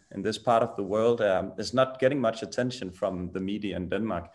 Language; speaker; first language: English; non-native, fluent; Danish